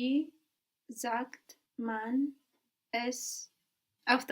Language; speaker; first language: German; non-native, learner; English